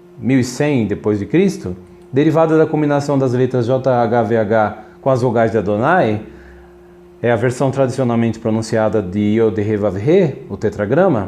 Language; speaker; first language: Portuguese; native; Portuguese